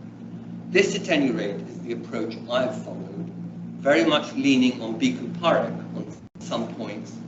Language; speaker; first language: English; early bilingual, other home language; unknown